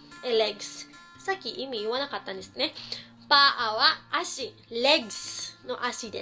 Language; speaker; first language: Japanese; non-native, fluent; Filipino